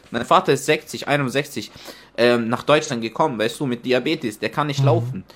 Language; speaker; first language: German; non-native, fluent; Arabic